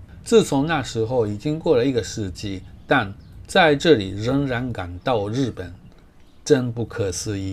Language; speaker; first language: Chinese; non-native, fluent; Japanese